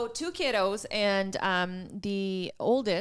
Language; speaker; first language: English; native; English